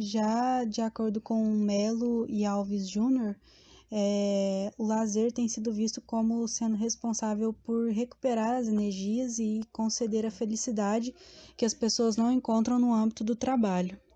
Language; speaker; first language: Portuguese; native; Portuguese